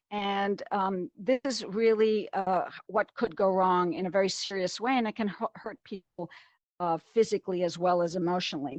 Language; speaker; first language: English; native; English